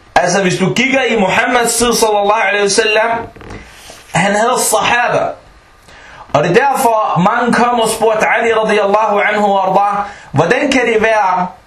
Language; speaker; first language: Danish; early bilingual, other home language; Arabic